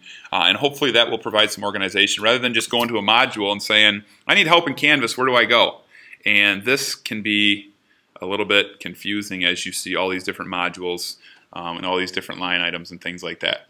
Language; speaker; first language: English; native; English